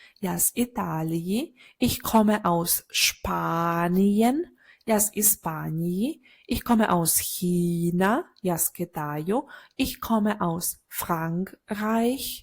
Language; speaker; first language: German; non-native, learner; Ukrainian